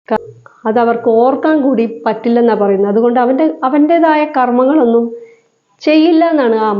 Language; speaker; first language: Malayalam; native; Malayalam